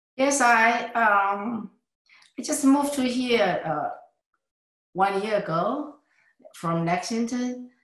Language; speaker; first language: English; non-native, learner; Chinese